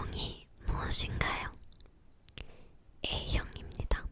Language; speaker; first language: Korean; non-native, learner; English